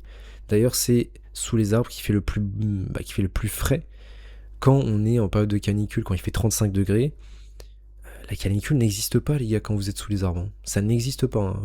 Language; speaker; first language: French; native; French